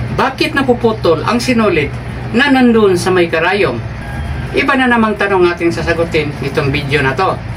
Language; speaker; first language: Filipino; non-native, local second language; Cebuano